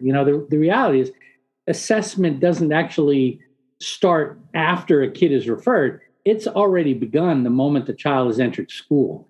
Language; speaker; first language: English; early bilingual, other home language; Spanish